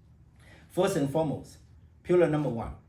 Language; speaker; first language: English; non-native, fluent; Vietnamese